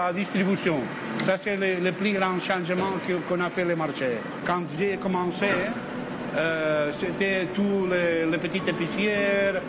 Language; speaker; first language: French; non-native, learner; Spanish